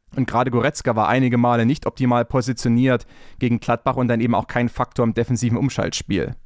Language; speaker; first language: German; native; German